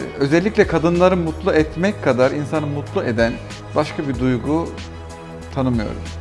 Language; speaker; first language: Turkish; early bilingual, heritage; Turkish